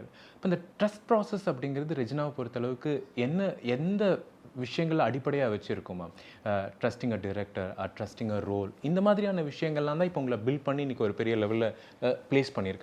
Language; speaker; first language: Tamil; native; Tamil